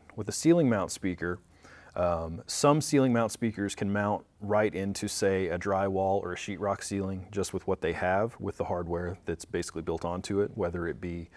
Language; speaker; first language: English; native; English